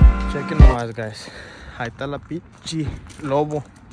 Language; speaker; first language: Spanish; early bilingual, heritage; Spanish